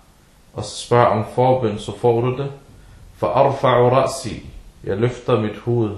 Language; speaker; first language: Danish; early bilingual, other home language; Arabic